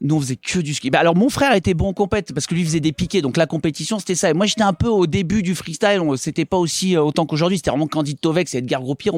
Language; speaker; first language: French; native; French